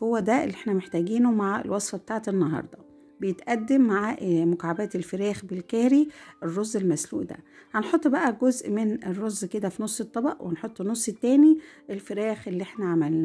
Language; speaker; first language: Arabic; native; Arabic